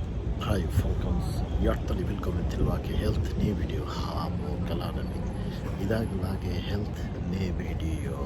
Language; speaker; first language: Norwegian; non-native, learner; Bangla